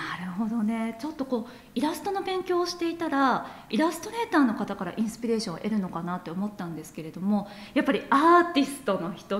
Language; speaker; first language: Japanese; native; Japanese